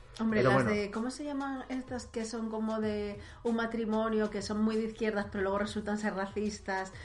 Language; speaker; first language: Spanish; native; Spanish